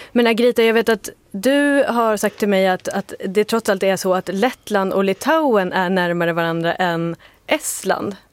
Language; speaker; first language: Swedish; native; Swedish